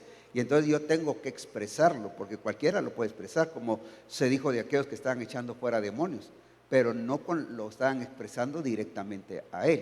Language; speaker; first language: Spanish; native; Spanish